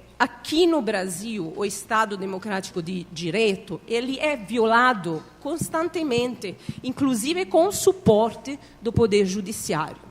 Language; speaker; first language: Portuguese; non-native, fluent; Italian